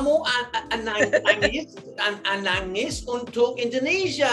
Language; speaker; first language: Indonesian; non-native, learner; English